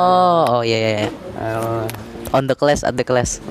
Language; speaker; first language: English; non-native, learner; Indonesian